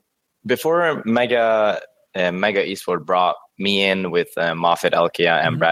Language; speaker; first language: English; non-native, fluent; Swedish